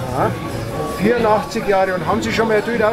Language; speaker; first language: German; native; German